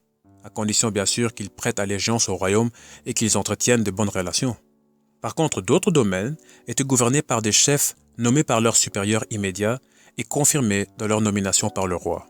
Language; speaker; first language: French; native; French